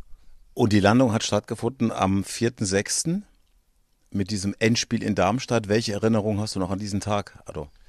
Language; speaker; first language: German; native; German